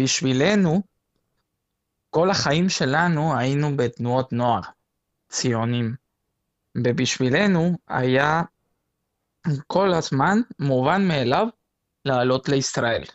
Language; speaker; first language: Hebrew; non-native, fluent; Spanish